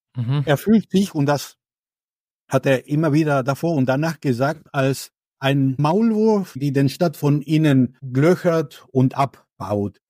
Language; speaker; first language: German; non-native, fluent; Spanish